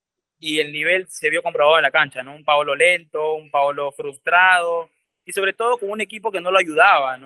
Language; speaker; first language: Spanish; native; Spanish